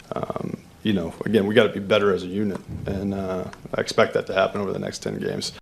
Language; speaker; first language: English; native; English